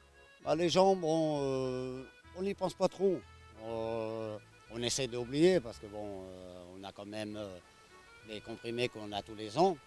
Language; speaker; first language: French; native; French